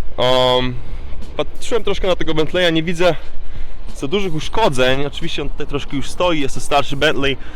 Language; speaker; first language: Polish; early bilingual, heritage; Polish